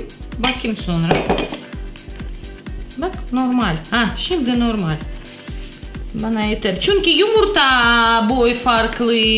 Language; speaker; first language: Turkish; non-native, learner; Russian